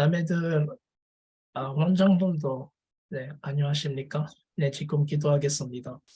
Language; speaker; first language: Korean; non-native, learner; French